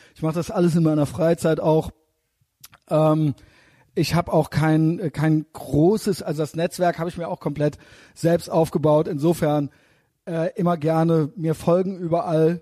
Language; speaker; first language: German; native; German